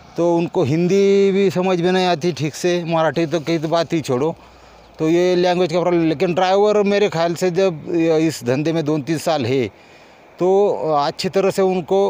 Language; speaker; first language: Hindi; non-native, local second language; Marathi